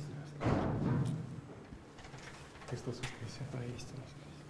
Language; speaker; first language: Russian; native; Russian